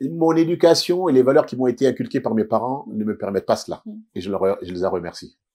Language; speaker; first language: French; native; French